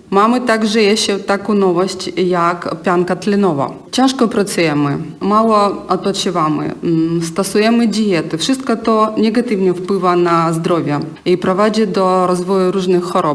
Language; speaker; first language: Polish; non-native, learner; Ukrainian